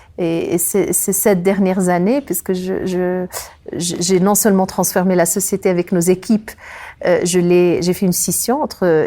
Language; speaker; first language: French; non-native, local second language; Arabic